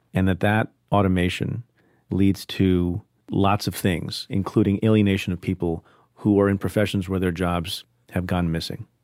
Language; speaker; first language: English; early bilingual, other home language; Hindi